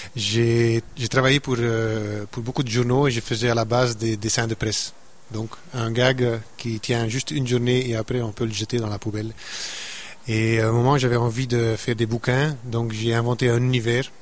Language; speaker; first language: French; non-native, local second language; Dutch